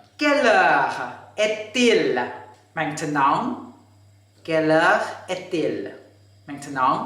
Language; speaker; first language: French; non-native, fluent; Thai